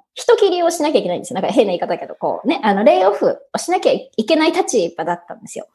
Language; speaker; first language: Japanese; native; Japanese